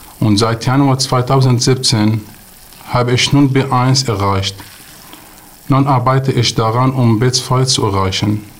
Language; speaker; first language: German; non-native, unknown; Arabic